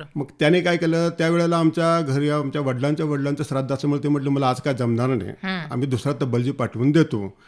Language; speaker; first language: Marathi; native; Marathi